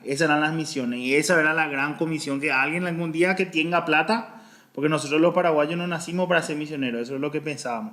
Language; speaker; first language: Spanish; native; Spanish